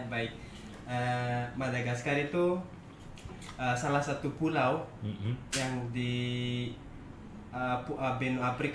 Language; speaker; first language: Indonesian; non-native, fluent; Malagasy